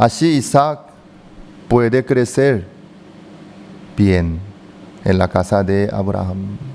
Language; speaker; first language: Spanish; non-native, fluent; Korean